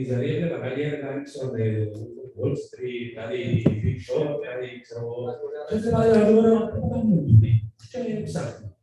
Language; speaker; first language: Greek; native; Greek